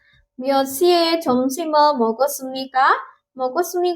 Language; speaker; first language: Korean; non-native, learner; Indonesian